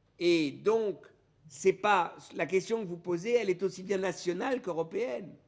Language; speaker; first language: French; early bilingual, other home language; German